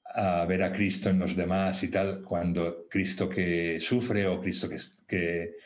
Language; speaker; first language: Spanish; native; Spanish